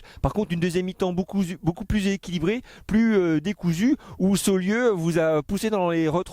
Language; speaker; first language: French; native; French